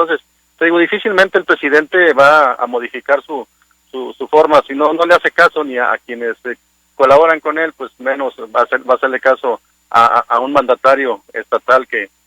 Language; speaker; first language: Spanish; native; Spanish